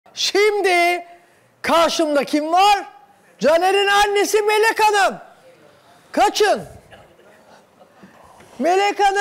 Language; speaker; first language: Turkish; native; Turkish